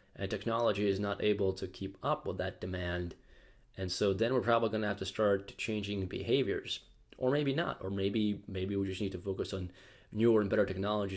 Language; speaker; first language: English; native; English